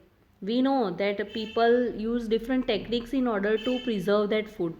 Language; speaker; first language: English; non-native, local second language; Hindi